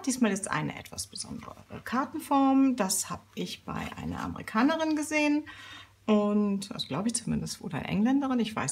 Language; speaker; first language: German; native; German